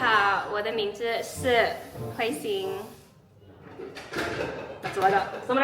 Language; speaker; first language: Chinese; non-native, local second language; English